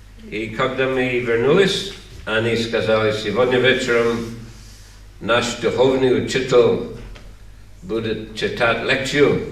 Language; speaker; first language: Russian; non-native, fluent; English